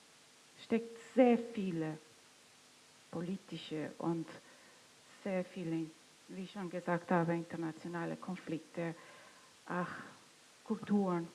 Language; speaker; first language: German; non-native, fluent; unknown